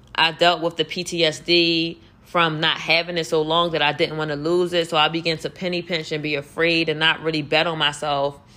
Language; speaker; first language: English; native; English